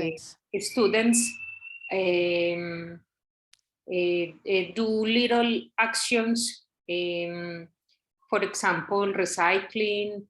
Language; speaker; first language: English; non-native, learner; Spanish